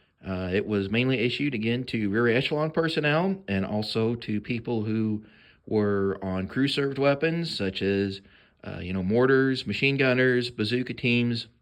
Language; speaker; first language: English; native; English